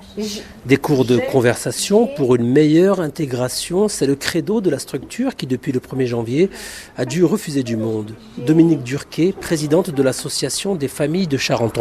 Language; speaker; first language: French; native; French